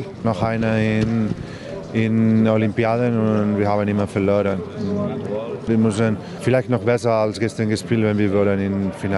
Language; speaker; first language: German; non-native, learner; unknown